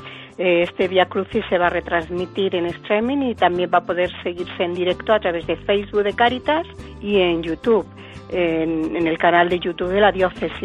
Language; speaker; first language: Spanish; native; Spanish